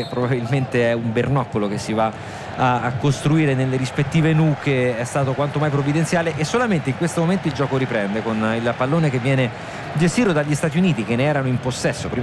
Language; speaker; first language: Italian; native; Italian